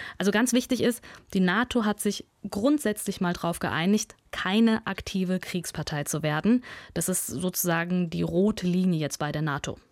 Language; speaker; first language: German; early bilingual, other home language; Russian